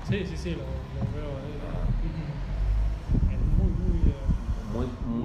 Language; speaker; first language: Spanish; non-native, learner; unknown